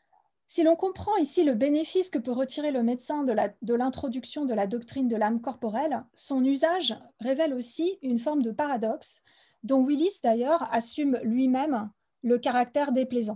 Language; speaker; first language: French; native; French